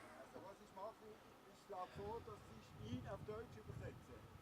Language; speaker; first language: German; non-native, fluent; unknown